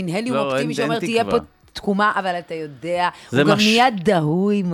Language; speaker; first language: Hebrew; native; Hebrew